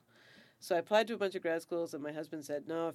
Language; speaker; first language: English; native; English